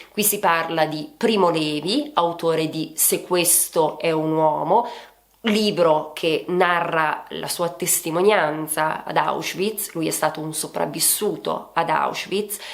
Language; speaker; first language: Italian; native; Italian